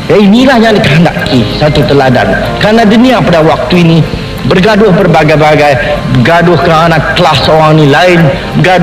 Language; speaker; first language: Malay; native; Malay